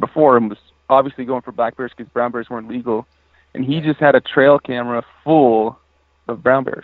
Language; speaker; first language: English; native; English